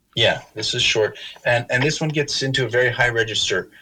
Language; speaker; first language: English; native; English